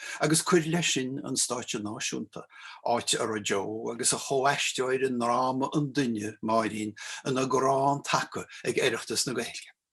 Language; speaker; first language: Irish; native; Irish